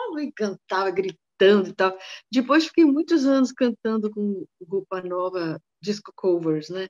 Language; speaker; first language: Portuguese; native; Portuguese